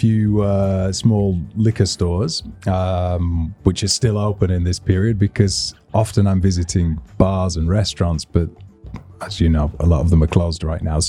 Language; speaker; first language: English; native; English